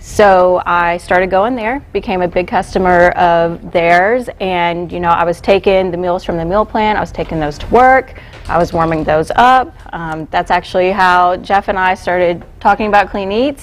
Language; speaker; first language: English; native; English